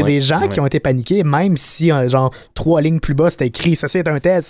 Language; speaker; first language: French; native; French